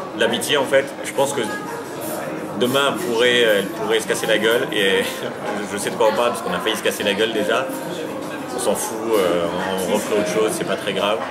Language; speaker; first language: French; early bilingual, other home language; Arabic